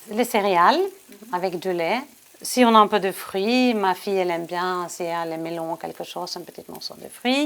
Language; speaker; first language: French; non-native, learner; Swedish